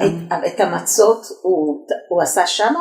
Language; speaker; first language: Hebrew; native; Hebrew